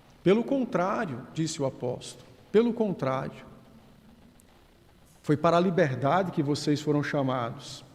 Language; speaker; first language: Portuguese; native; Portuguese